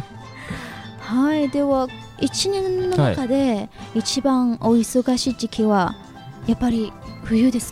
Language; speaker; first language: Japanese; non-native, fluent; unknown